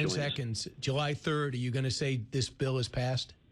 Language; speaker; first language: English; native; English